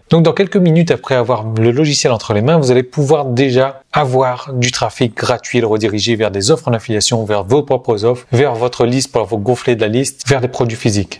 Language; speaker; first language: French; native; French